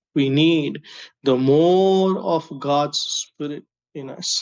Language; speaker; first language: English; non-native, local second language; Tamil